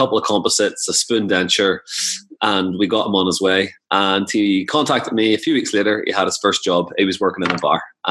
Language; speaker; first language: English; native; English